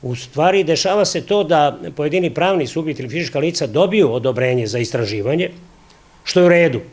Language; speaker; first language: Serbian; native; Serbian